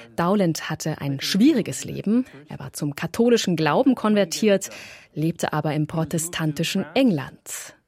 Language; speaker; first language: German; native; German